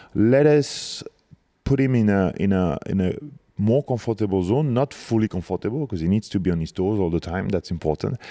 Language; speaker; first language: English; non-native, fluent; French